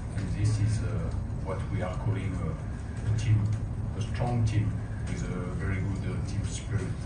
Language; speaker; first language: English; non-native, fluent; French